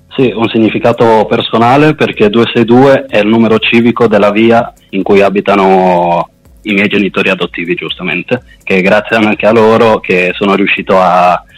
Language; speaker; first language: Italian; native; Italian